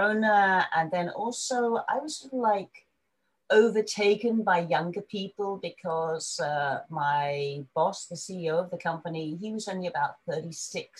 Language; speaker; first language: English; native; English